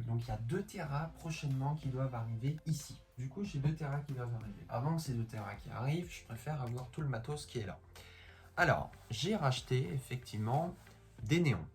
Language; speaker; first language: French; native; French